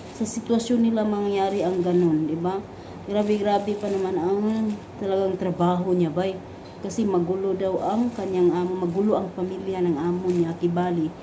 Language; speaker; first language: Filipino; non-native, local second language; Cebuano